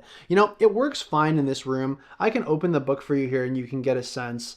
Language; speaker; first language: English; native; English